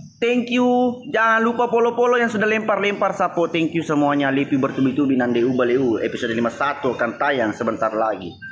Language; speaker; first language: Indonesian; non-native, local second language; Buginese